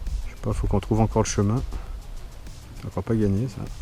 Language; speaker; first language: French; native; French